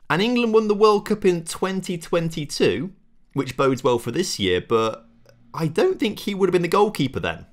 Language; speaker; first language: English; native; English